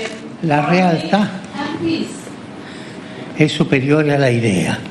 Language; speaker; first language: Italian; early bilingual, heritage; Spanish